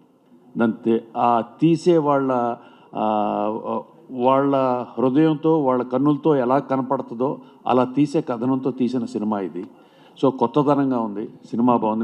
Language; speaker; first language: Telugu; native; Telugu